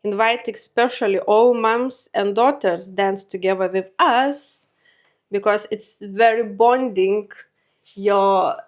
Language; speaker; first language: English; non-native, learner; Lithuanian